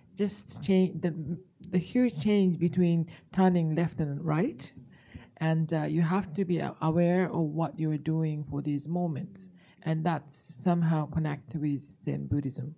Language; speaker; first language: English; non-native, fluent; Japanese